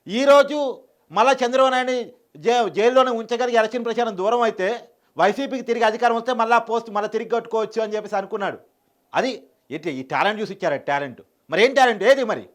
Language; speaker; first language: Telugu; native; Telugu